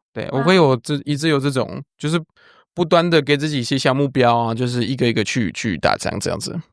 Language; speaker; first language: Chinese; non-native, fluent; French